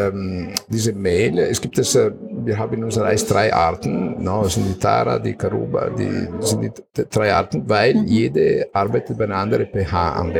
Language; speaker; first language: German; non-native, fluent; Italian